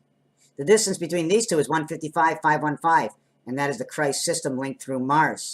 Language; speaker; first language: English; native; English